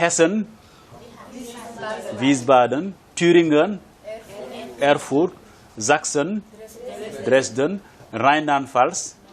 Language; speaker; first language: German; non-native, fluent; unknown